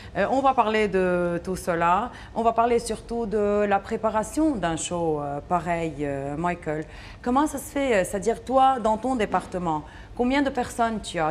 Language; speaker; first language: French; non-native, local second language; Arabic